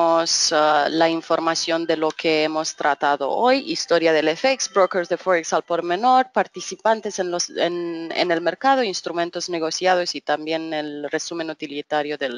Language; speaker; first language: Spanish; non-native, fluent; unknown